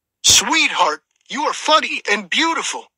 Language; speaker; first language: English; non-native, learner; Russian